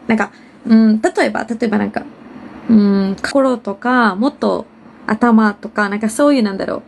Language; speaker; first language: Japanese; non-native, fluent; Urdu